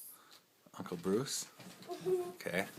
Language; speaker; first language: English; native; English